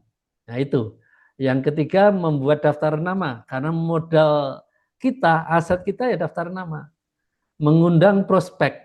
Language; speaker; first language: Indonesian; native; Indonesian